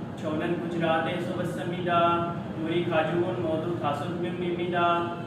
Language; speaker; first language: Korean; non-native, learner; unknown